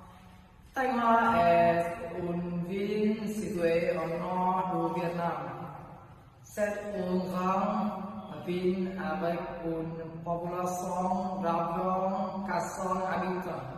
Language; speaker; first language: French; non-native, learner; Vietnamese